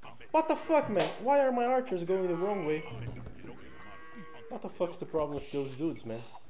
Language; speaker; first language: English; non-native, fluent; Portuguese